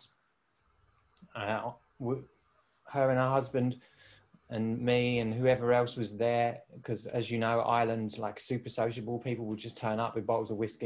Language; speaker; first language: English; native; English